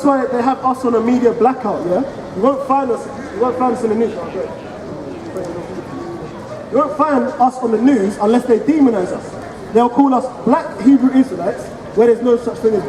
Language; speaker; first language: English; native; English